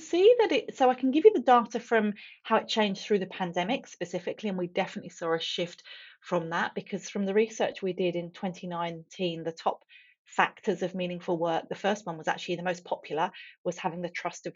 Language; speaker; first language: English; native; English